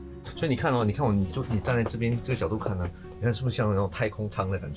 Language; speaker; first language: Chinese; native; Chinese